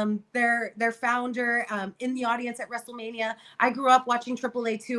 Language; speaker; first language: English; native; English